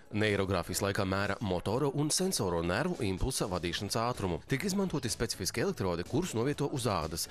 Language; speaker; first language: Latvian; native; Latvian